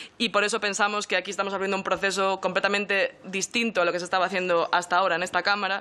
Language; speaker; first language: Spanish; native; Spanish